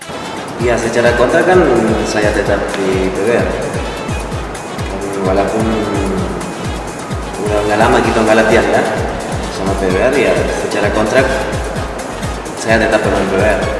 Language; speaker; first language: Indonesian; non-native, fluent; Spanish